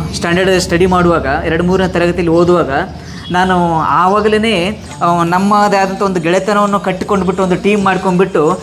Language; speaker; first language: Kannada; native; Kannada